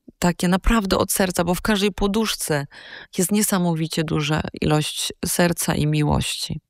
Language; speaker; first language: Polish; native; Polish